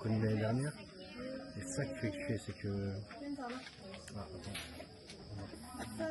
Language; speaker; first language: French; native; French